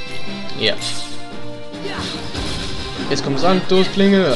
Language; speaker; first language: German; native; German